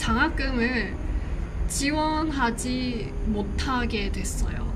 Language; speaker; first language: Korean; non-native, fluent; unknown